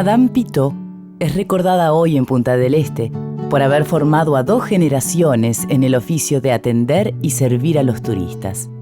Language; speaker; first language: Spanish; native; Spanish